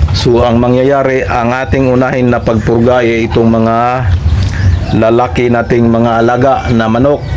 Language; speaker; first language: Filipino; non-native, local second language; Cebuano